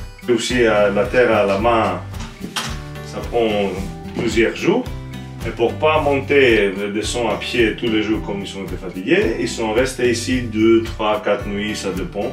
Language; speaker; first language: French; non-native, fluent; Greek